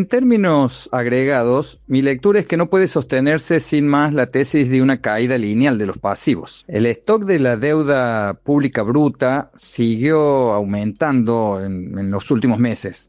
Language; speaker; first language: Spanish; native; Spanish